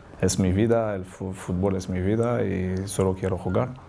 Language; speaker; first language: Spanish; non-native, learner; French